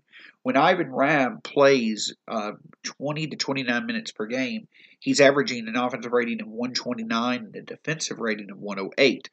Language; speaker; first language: English; native; English